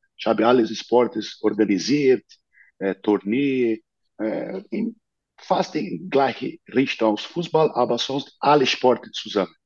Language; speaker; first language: German; non-native, learner; Portuguese